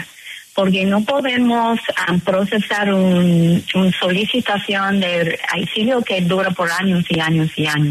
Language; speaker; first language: Spanish; non-native, fluent; English